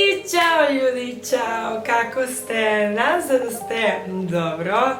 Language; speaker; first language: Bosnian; non-native, fluent; Spanish